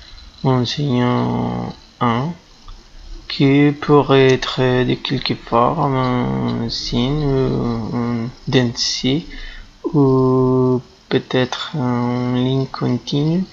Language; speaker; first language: French; non-native, fluent; Spanish